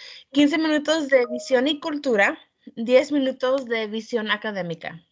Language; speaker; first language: Spanish; early bilingual, heritage; Spanish